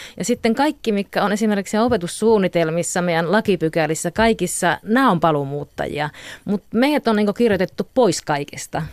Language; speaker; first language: Finnish; native; Finnish